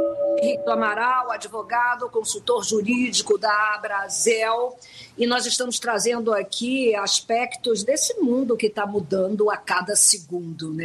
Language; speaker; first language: Portuguese; native; Portuguese